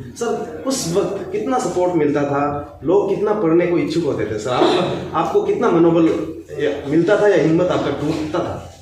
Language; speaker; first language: Hindi; non-native, local second language; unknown